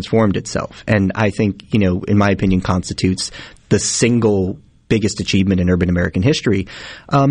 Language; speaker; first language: English; native; English